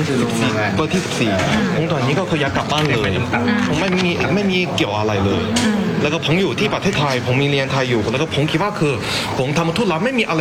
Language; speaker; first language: Thai; non-native, learner; Chinese